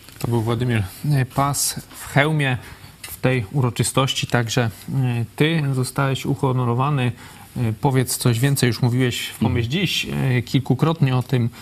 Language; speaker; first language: Polish; native; Polish